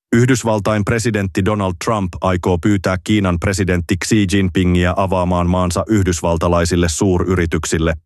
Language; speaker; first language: Finnish; native; Finnish